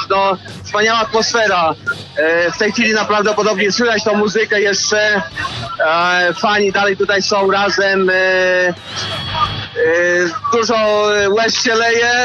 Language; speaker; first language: Polish; early bilingual, heritage; Polish